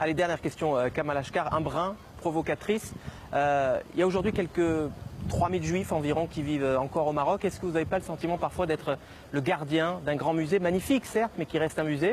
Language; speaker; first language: French; native; French